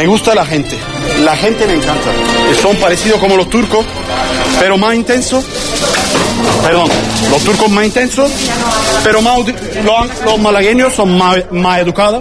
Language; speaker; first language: Spanish; non-native, learner; Turkish